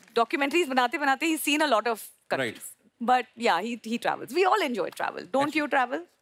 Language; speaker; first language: Hindi; native; Hindi